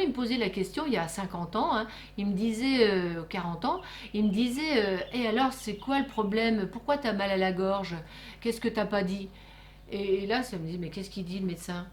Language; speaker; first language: French; native; French